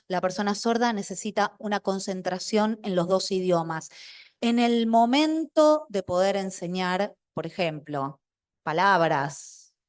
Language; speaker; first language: Spanish; non-native, local second language; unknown